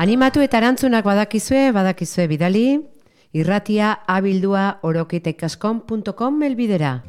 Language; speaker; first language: Basque; native; Basque